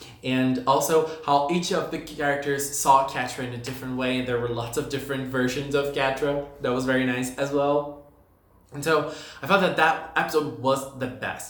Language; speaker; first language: English; non-native, fluent; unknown